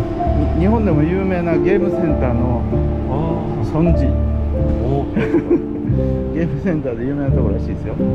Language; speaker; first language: Japanese; non-native, learner; Korean